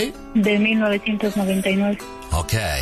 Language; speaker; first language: Spanish; native; Spanish